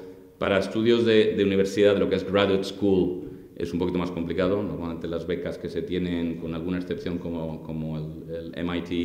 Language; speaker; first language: Spanish; native; Spanish